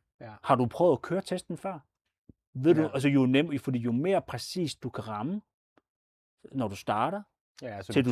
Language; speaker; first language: Danish; native; Danish